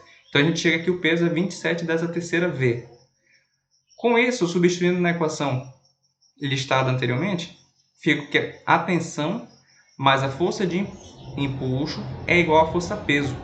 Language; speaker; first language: Portuguese; native; Portuguese